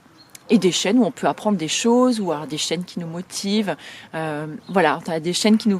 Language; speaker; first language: French; native; French